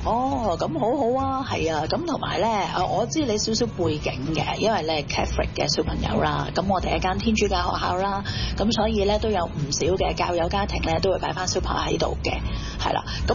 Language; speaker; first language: Chinese; native; Chinese